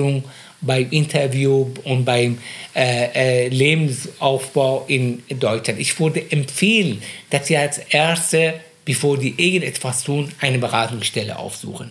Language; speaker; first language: German; non-native, fluent; Persian